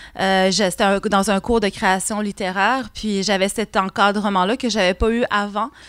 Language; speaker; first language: French; non-native, local second language; Innu-aimun